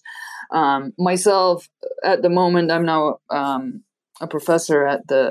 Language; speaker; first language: English; non-native, fluent; Dutch